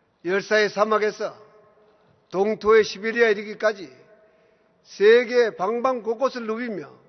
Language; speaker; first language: Korean; native; Korean